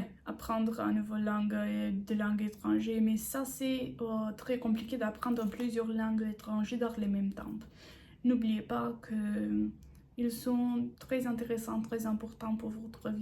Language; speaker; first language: French; non-native, learner; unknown